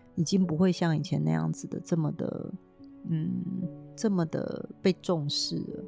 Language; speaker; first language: Chinese; native; Chinese